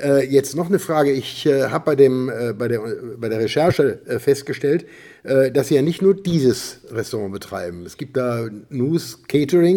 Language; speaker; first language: German; native; German